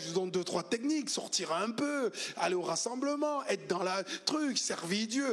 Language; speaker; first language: French; native; French